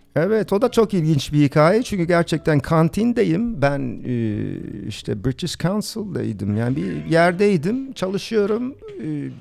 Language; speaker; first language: Turkish; early bilingual, other home language; English